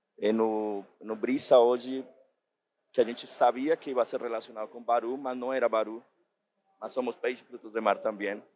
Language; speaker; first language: Portuguese; non-native, fluent; Spanish